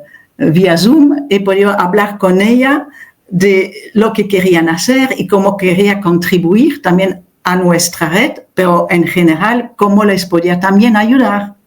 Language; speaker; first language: Spanish; non-native, fluent; French